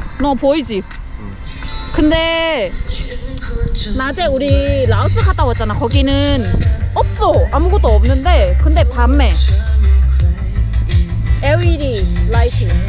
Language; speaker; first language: Korean; non-native, learner; Thai